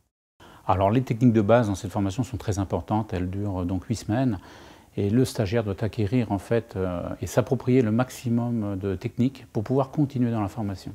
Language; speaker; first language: French; native; French